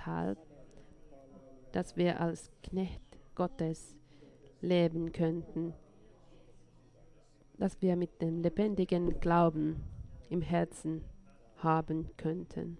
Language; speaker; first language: German; non-native, fluent; Finnish